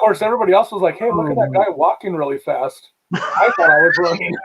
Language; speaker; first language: English; native; English